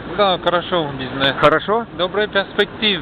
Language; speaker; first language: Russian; non-native, learner; French